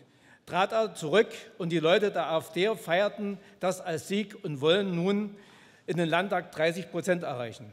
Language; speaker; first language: German; native; German